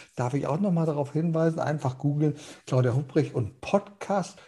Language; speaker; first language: German; early bilingual, heritage; Danish